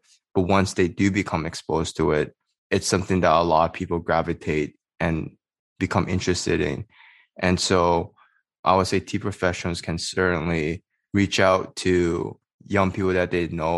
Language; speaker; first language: English; native; English